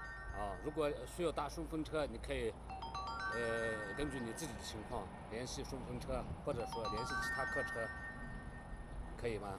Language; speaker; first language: Chinese; native; Chinese